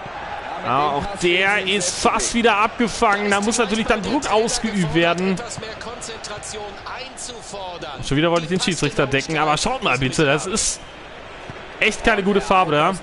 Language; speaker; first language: German; native; German